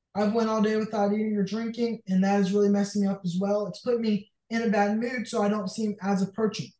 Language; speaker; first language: English; native; English